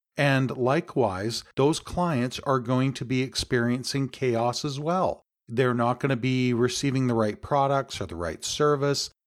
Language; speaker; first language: English; native; English